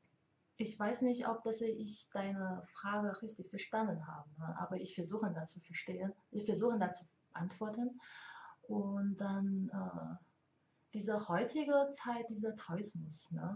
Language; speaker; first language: German; non-native, learner; Chinese